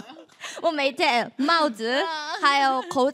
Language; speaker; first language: Chinese; non-native, learner; Korean